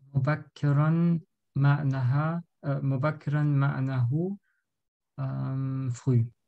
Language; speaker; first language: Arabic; non-native, learner; German